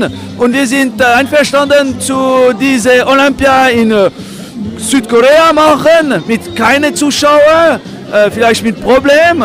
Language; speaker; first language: German; non-native, local second language; French